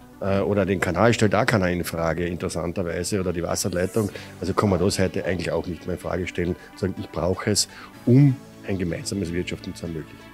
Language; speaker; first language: German; native; German